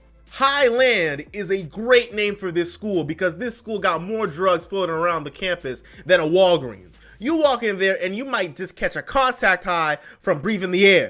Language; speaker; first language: English; native; English